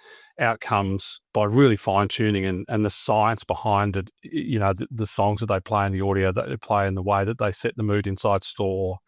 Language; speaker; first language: English; native; English